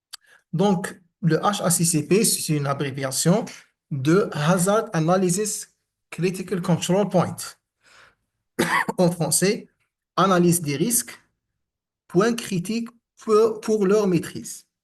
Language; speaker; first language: French; non-native, local second language; Arabic